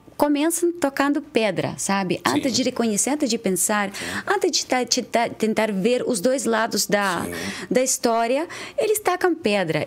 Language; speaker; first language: Portuguese; non-native, fluent; Ukrainian